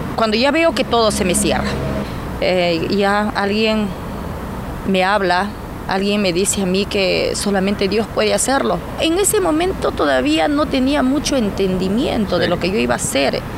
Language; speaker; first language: Spanish; native; Spanish